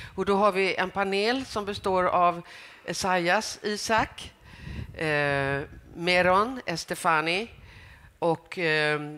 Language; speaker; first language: Swedish; native; Swedish